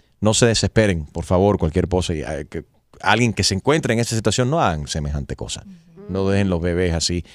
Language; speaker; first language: Spanish; early bilingual, heritage; Spanish